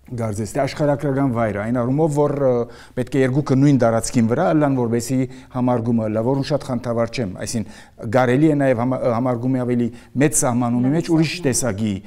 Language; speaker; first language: Armenian; early bilingual, heritage; Armenian